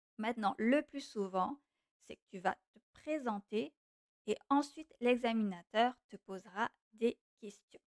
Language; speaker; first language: French; non-native, fluent; Portuguese